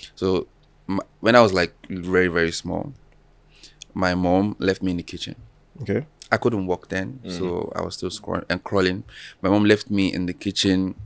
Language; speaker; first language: English; non-native, local second language; Yoruba